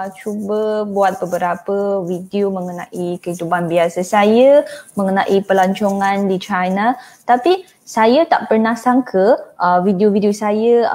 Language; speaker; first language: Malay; non-native, fluent; Chinese